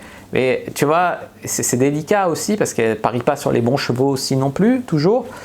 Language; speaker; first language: French; native; French